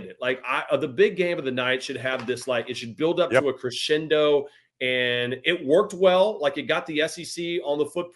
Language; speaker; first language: English; native; English